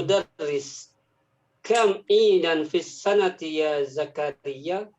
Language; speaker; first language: Arabic; non-native, fluent; Indonesian